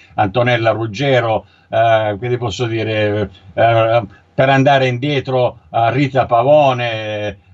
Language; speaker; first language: Italian; native; Italian